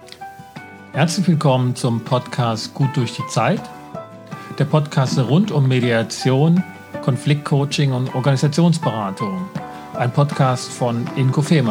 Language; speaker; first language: German; native; German